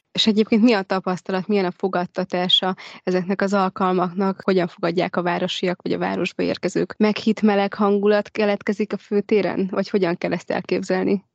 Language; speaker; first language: Hungarian; native; Hungarian